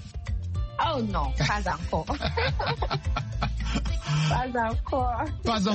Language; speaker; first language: French; non-native, learner; Akan